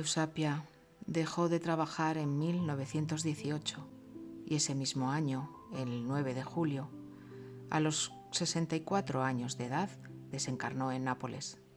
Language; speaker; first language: Spanish; native; Spanish